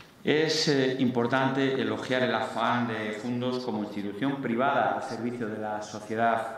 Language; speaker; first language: Spanish; native; Spanish